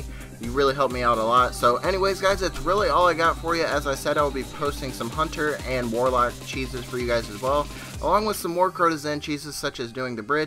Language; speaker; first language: English; native; English